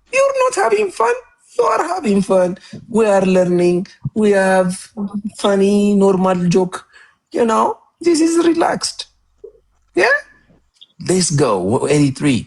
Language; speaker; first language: English; non-native, fluent; Amharic